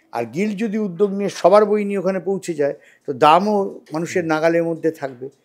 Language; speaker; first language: Bangla; native; Bangla